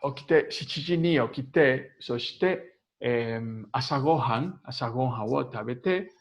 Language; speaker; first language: Japanese; non-native, learner; Spanish